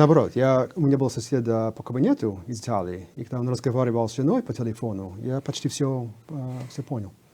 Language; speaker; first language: Russian; non-native, fluent; English